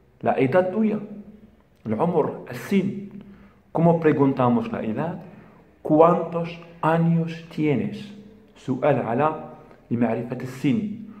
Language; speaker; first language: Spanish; non-native, fluent; Arabic